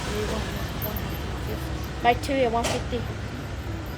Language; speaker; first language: English; non-native, learner; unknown